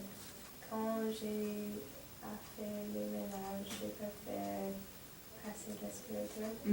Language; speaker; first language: French; non-native, learner; English